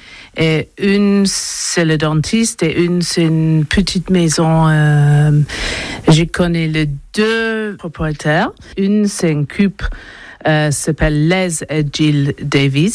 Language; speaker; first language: French; non-native, learner; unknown